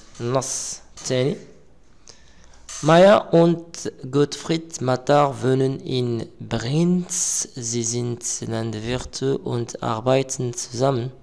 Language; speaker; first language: German; non-native, learner; Arabic